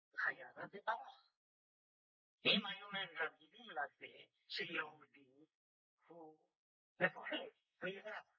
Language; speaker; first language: Hebrew; non-native, fluent; Hungarian